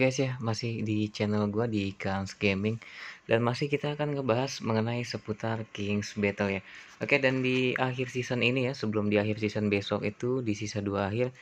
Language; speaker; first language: Indonesian; native; Indonesian